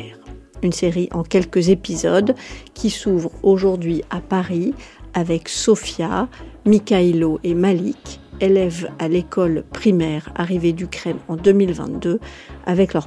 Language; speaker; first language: French; native; French